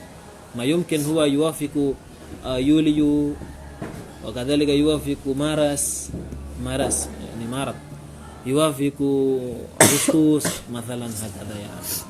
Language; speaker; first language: Arabic; non-native, fluent; Indonesian